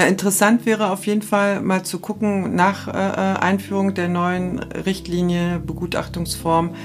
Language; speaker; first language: German; native; German